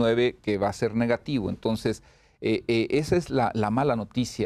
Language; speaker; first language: Spanish; native; Spanish